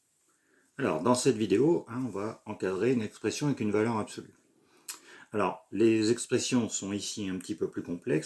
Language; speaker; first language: French; native; French